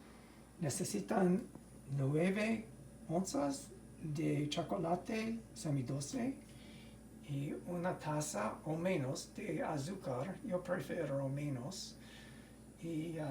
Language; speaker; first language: Spanish; non-native, learner; English